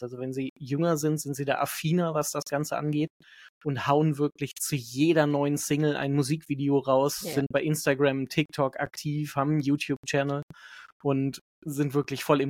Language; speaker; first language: German; native; German